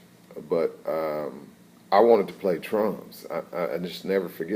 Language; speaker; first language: English; native; English